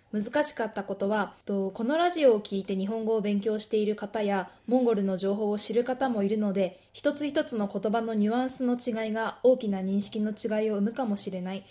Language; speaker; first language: Japanese; native; Japanese